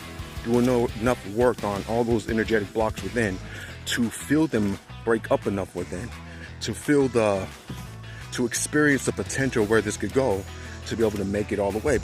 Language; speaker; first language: English; native; English